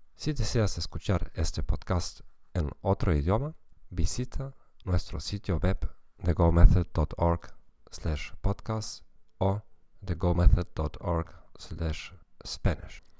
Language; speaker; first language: Spanish; non-native, fluent; German